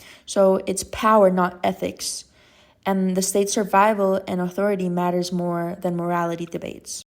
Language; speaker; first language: English; non-native, fluent; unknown